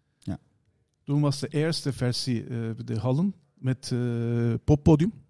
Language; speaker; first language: Dutch; non-native, fluent; Turkish